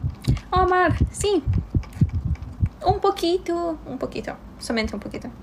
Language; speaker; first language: Spanish; non-native, learner; Ukrainian